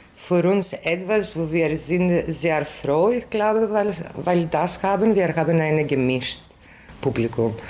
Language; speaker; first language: German; non-native, fluent; Greek